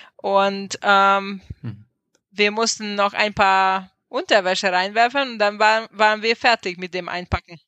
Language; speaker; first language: German; non-native, fluent; Hungarian